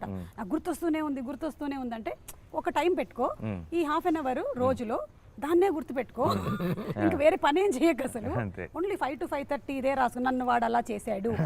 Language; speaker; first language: Telugu; native; Telugu